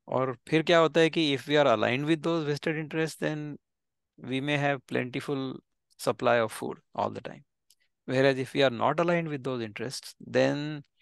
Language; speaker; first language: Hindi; non-native, local second language; Marathi